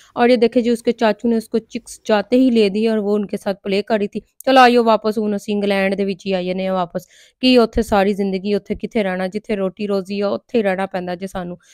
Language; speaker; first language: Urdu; non-native, local second language; Punjabi